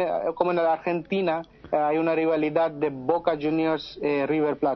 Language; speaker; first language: Spanish; non-native, fluent; Bangla